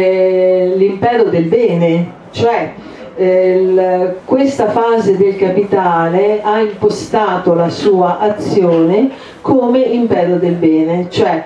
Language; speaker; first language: Italian; native; Italian